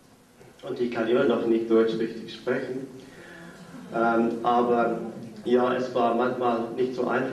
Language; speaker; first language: German; non-native, fluent; English